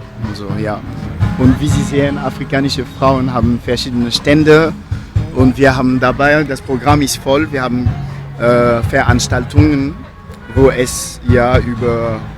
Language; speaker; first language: German; non-native, fluent; French